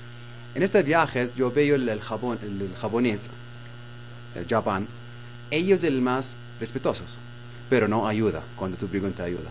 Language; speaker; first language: Spanish; non-native, learner; Arabic